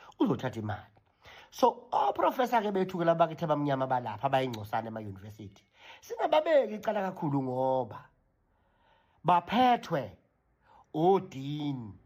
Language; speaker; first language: Zulu; native; Zulu